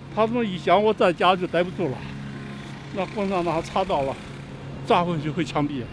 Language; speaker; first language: Chinese; native; Chinese